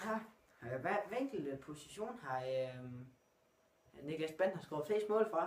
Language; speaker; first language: Danish; native; Danish